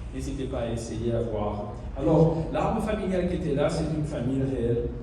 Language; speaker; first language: French; non-native, learner; Spanish